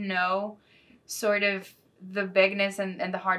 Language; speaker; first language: English; non-native, fluent; Spanish